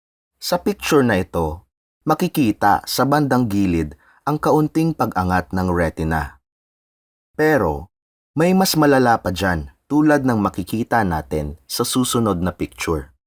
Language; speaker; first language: Filipino; native; Filipino